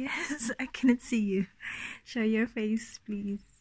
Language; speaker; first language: English; non-native, fluent; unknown